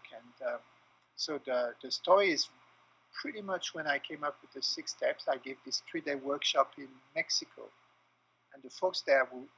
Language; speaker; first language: English; non-native, fluent; French